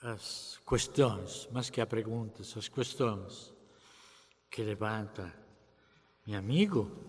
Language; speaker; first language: Portuguese; non-native, fluent; Spanish